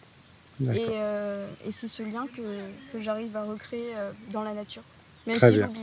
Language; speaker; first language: French; native; French